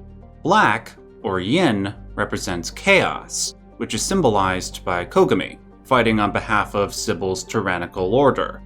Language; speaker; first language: English; native; English